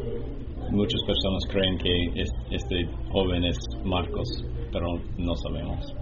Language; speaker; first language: Spanish; non-native, learner; English